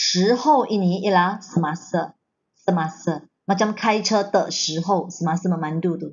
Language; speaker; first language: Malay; non-native, fluent; Chinese